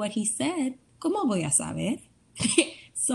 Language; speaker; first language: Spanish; early bilingual, heritage; Spanish